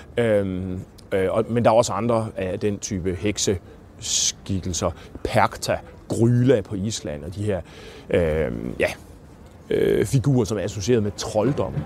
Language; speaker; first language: Danish; native; Danish